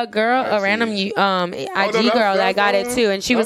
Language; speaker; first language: English; native; English